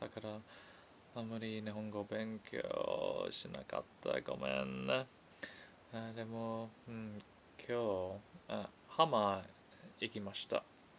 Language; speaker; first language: Japanese; non-native, learner; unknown